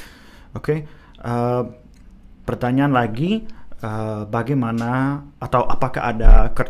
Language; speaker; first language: Indonesian; non-native, fluent; Czech